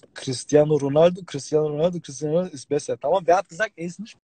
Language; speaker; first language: German; early bilingual, other home language; Turkish